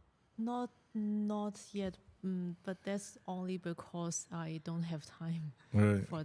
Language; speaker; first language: English; non-native, learner; Chinese